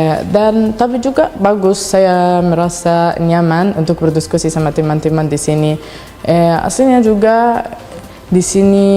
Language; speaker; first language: Indonesian; non-native, fluent; Arabic